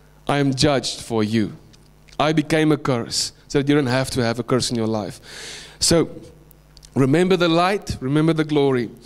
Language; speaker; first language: English; non-native, local second language; Afrikaans